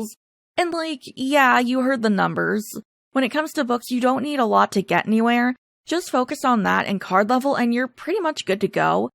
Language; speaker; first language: English; native; English